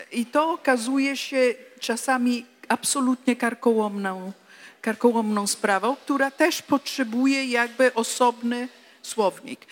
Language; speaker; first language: Polish; non-native, fluent; Italian